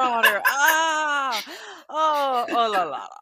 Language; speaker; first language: French; non-native, learner; English